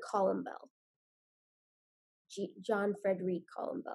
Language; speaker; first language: English; native; English